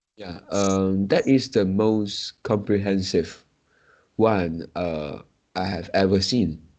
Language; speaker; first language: English; non-native, local second language; Chinese